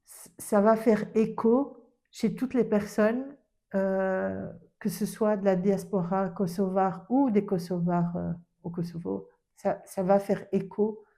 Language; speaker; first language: French; early bilingual, other home language; Albanian